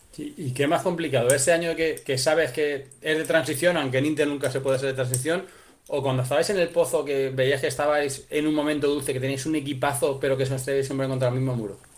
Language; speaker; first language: Spanish; native; Spanish